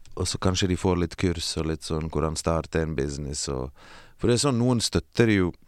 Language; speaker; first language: Norwegian; early bilingual, other home language; Bosnian